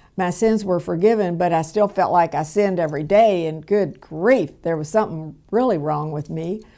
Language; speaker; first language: English; native; English